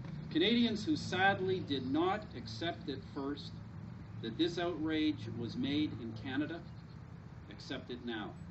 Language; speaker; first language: English; native; English